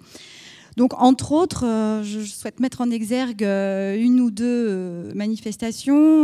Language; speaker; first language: French; native; French